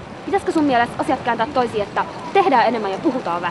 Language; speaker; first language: Finnish; native; Finnish